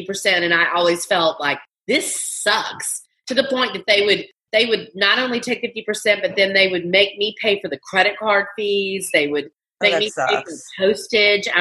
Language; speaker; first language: English; native; English